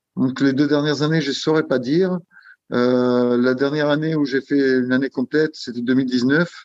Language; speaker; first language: French; non-native, fluent; Italian